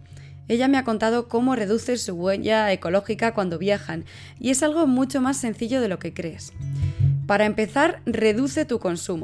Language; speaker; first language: Spanish; native; Spanish